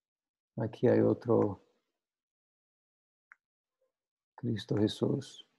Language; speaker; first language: Spanish; non-native, fluent; English